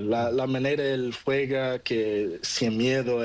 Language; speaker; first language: Spanish; non-native, learner; Portuguese